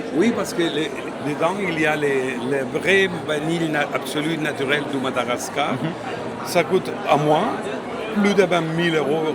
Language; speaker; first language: French; non-native, fluent; Spanish